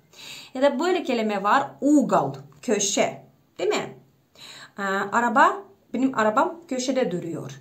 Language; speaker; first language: Turkish; non-native, fluent; Russian